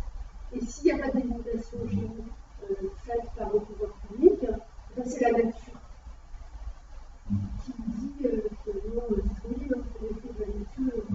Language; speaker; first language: French; native; French